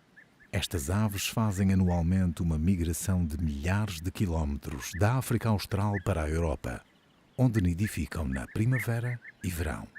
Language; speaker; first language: Portuguese; native; Portuguese